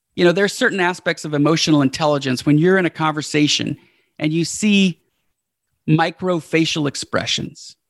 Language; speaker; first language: English; native; English